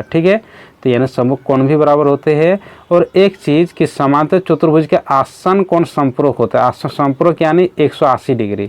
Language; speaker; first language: Hindi; native; Hindi